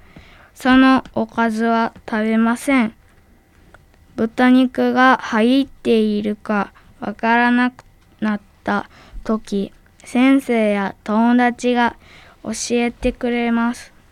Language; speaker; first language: Japanese; early bilingual, other home language; Arabic